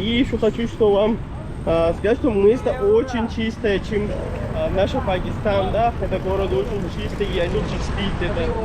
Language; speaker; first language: Russian; non-native, learner; Pashto